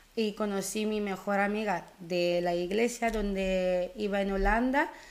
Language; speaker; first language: Spanish; early bilingual, other home language; Dutch